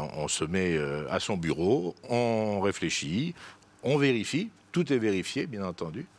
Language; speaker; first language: French; native; French